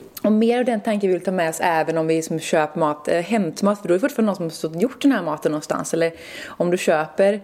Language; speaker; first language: Swedish; native; Swedish